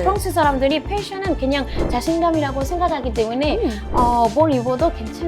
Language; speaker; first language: Korean; non-native, fluent; French